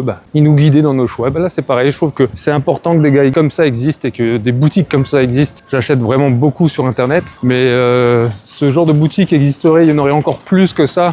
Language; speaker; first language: French; native; French